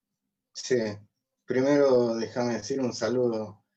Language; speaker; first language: Spanish; native; Spanish